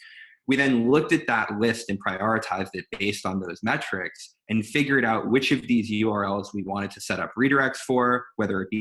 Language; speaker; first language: English; native; English